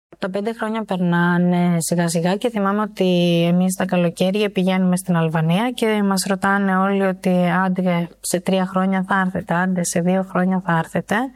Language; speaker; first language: Greek; early bilingual, other home language; Albanian